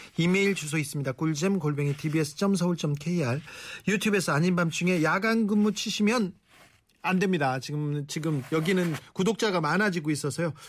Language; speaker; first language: Korean; native; Korean